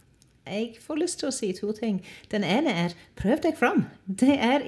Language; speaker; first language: Norwegian; non-native, fluent; English